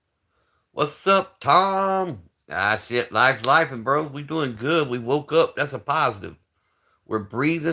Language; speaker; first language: English; native; English